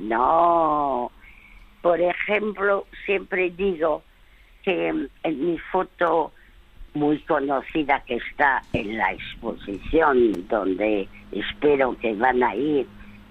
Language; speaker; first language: Spanish; early bilingual, other home language; French